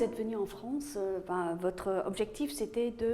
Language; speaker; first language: French; native; French